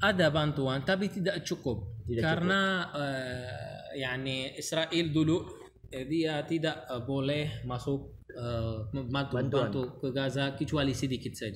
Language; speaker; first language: Indonesian; non-native, learner; Arabic